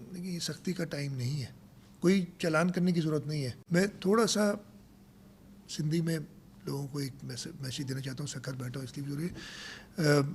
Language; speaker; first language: Urdu; non-native, local second language; Sindhi